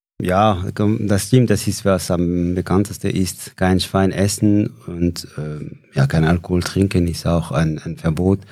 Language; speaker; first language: German; non-native, fluent; French